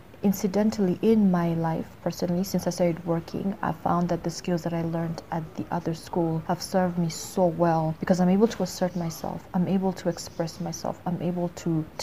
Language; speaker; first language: English; non-native, local second language; Ganda